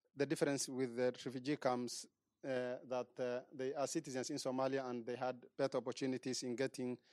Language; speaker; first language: English; non-native, local second language; Somali